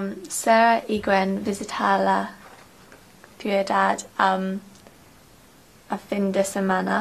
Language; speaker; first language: Spanish; non-native, learner; English